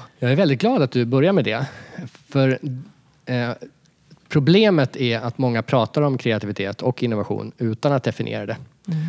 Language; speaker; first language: Swedish; native; Swedish